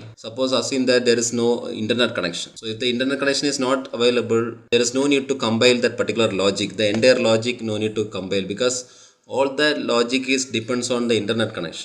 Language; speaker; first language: English; non-native, local second language; Tamil